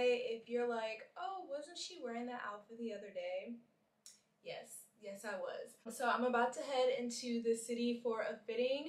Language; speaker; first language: English; native; English